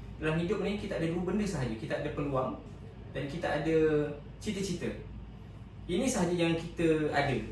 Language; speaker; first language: Malay; native; Malay